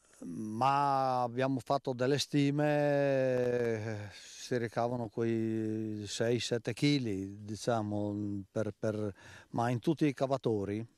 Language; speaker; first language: Italian; native; Italian